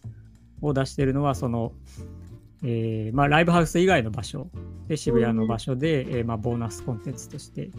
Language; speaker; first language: Japanese; native; Japanese